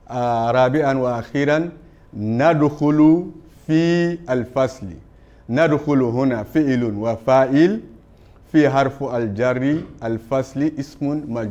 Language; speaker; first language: Arabic; non-native, fluent; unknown